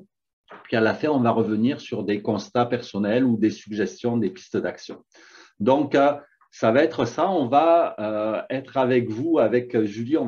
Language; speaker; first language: French; native; French